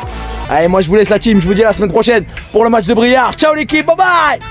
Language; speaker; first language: French; native; French